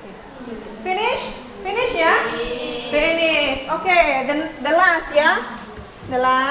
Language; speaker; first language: English; non-native, fluent; Indonesian